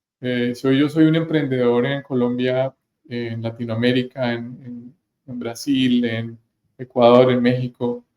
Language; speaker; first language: Spanish; native; Spanish